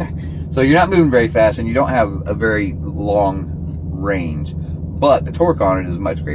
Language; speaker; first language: English; native; English